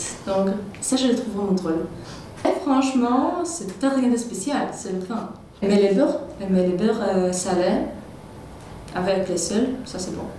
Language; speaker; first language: French; non-native, fluent; Polish